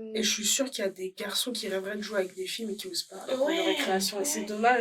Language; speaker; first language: French; native; French